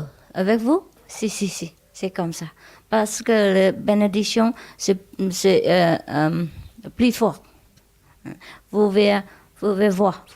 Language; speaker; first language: French; non-native, learner; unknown